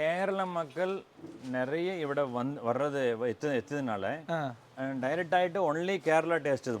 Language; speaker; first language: Malayalam; non-native, local second language; Tamil